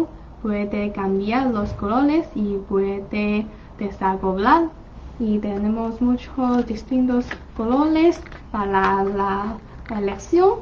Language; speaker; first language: Spanish; non-native, learner; Chinese